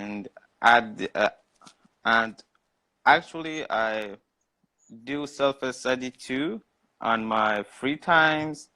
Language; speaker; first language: English; non-native, learner; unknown